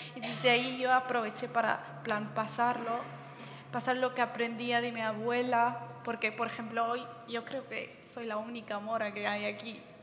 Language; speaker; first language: Spanish; early bilingual, other home language; Berber languages